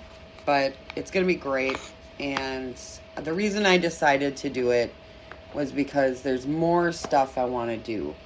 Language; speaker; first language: English; native; English